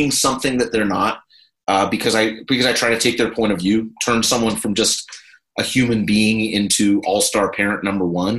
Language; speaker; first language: English; native; English